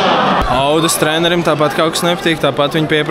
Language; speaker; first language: Latvian; native; Latvian